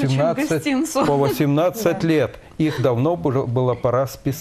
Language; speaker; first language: Russian; native; Russian